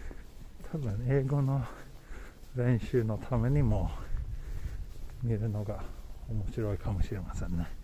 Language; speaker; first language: Japanese; non-native, fluent; Swedish